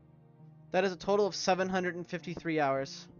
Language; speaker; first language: English; native; English